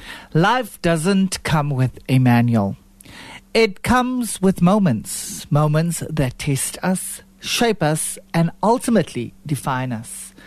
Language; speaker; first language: English; non-native, local second language; Afrikaans